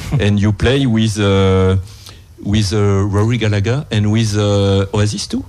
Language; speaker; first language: English; non-native, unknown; French